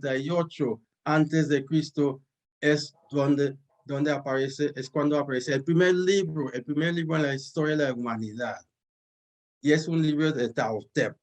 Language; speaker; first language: Spanish; non-native, fluent; English